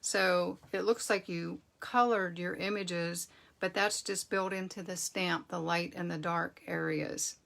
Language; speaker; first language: English; native; English